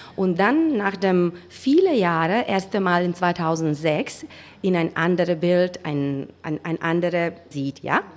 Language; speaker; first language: German; non-native, learner; Macedonian